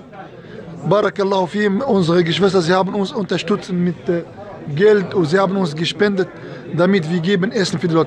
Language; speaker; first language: German; non-native, learner; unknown